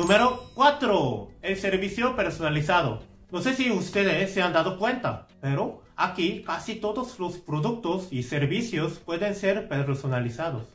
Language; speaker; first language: Spanish; non-native, fluent; Korean